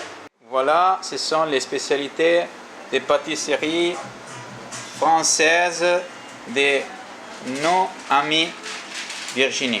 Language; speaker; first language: French; non-native, learner; Italian